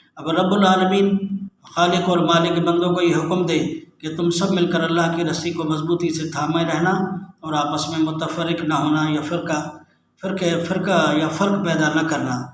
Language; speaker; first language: Urdu; native; Urdu